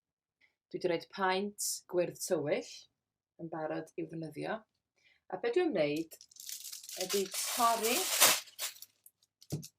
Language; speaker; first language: Welsh; native; Welsh